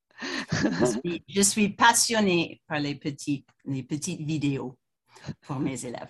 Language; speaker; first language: French; non-native, fluent; English